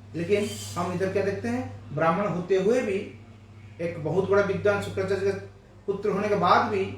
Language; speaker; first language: Hindi; non-native, local second language; Bangla